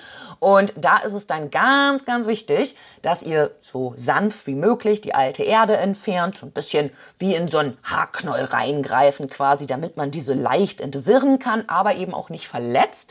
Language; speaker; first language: German; native; German